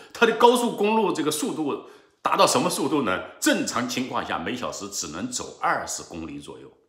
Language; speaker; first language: Chinese; native; Chinese